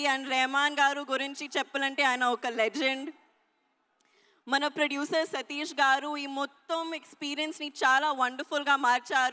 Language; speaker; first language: Telugu; non-native, learner; Hindi